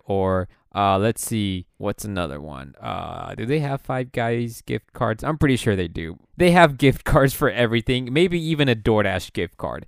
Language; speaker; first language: English; early bilingual, other home language; Spanish